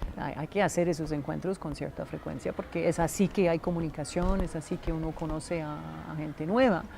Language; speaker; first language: Spanish; non-native, fluent; English